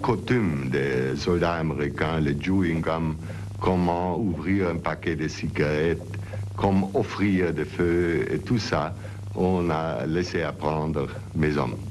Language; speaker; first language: French; non-native, learner; German